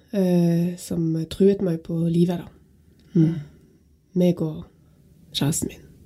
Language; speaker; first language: Norwegian; non-native, fluent; French